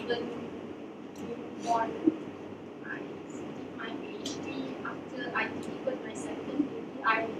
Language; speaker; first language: English; non-native, local second language; Malay